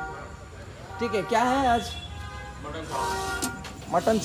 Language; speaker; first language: Hindi; non-native, learner; Kannada